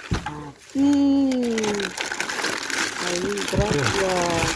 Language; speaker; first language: Spanish; non-native, learner; Filipino